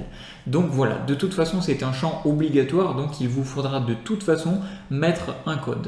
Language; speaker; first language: French; native; French